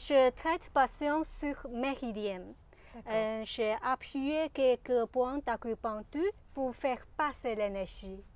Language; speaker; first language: French; non-native, learner; Chinese